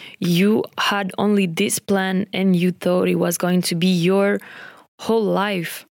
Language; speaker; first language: English; non-native, fluent; French